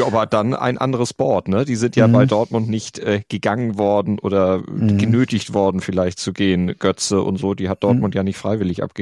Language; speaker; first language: German; native; German